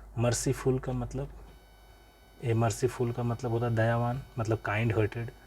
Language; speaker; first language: Hindi; native; Hindi